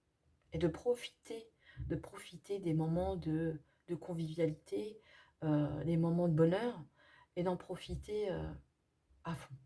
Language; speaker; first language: French; native; French